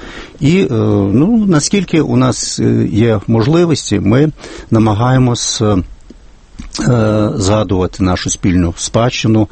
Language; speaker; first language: Ukrainian; non-native, fluent; Lithuanian